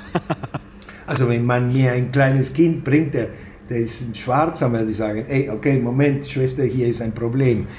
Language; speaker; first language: German; non-native, fluent; Spanish